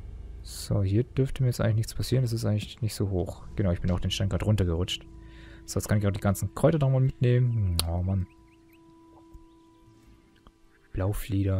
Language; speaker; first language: German; native; German